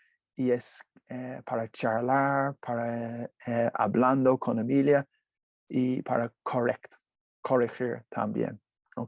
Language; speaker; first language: Spanish; non-native, learner; English